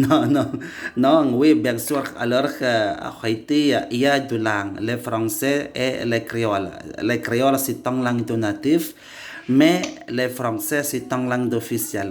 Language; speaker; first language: French; non-native, learner; Indonesian